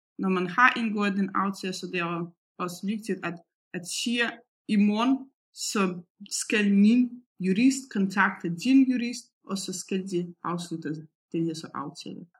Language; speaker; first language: Danish; non-native, fluent; Russian